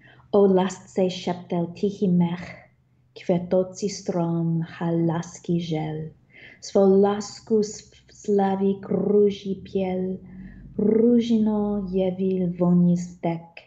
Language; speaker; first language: Czech; early bilingual, heritage; Czech